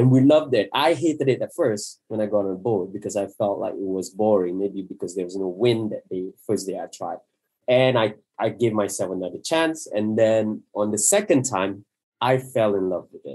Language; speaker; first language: English; non-native, local second language; Malay